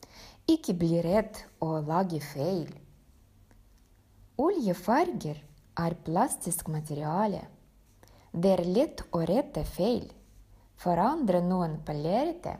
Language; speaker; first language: Norwegian; non-native, fluent; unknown